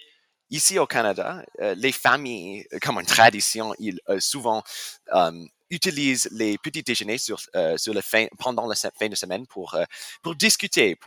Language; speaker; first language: French; non-native, fluent; English